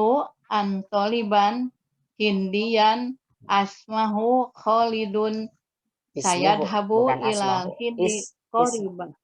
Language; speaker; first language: Arabic; non-native, learner; Indonesian